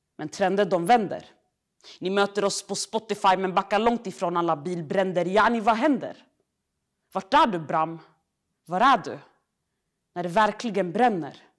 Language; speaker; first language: Swedish; early bilingual, other home language; Arabic